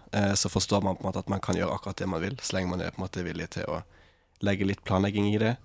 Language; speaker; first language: Norwegian; native; Norwegian